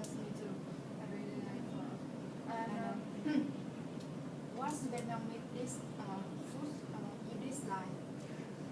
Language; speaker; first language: English; non-native, learner; Vietnamese